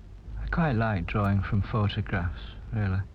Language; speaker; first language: English; native; English